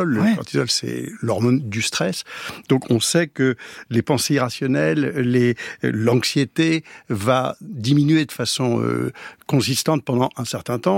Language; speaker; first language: French; native; French